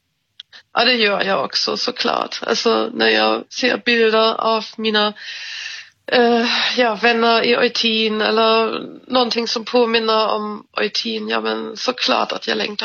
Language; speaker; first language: Swedish; non-native, fluent; German